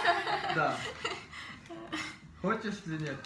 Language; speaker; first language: Russian; non-native, learner; Indonesian